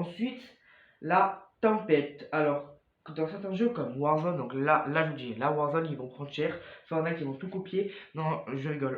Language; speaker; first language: French; native; French